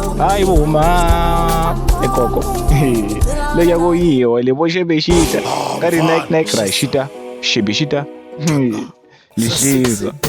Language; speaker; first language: Zulu; non-native, local second language; Swati